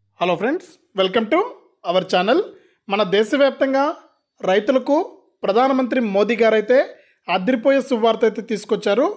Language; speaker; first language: Telugu; native; Telugu